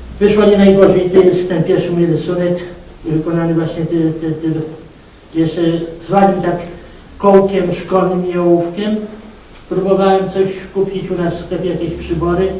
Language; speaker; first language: Polish; native; Polish